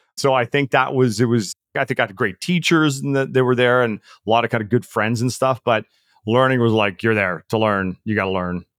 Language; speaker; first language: English; early bilingual, other home language; Czech